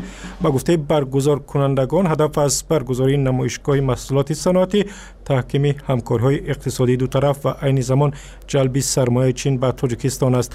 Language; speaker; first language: Persian; native; Persian